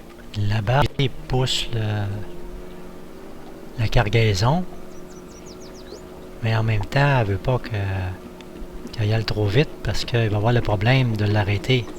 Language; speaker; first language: French; native; French